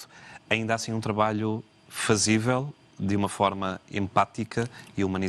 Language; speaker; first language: Portuguese; native; Portuguese